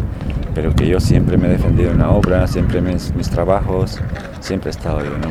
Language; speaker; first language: Spanish; native; Spanish